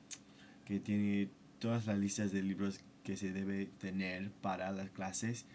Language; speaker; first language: Spanish; non-native, fluent; English